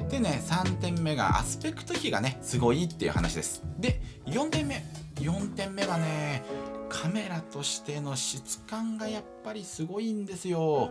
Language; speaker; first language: Japanese; native; Japanese